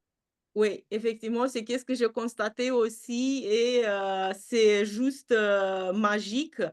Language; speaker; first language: French; non-native, fluent; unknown